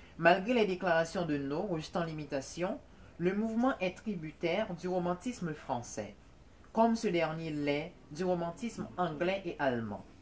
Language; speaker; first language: French; non-native, local second language; Haitian Creole